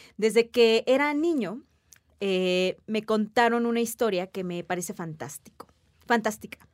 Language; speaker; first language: Spanish; native; Spanish